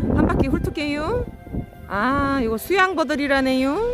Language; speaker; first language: Korean; native; Korean